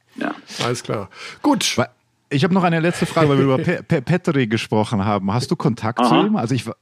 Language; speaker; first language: German; native; German